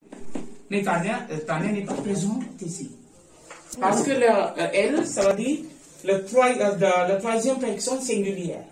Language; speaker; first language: French; non-native, fluent; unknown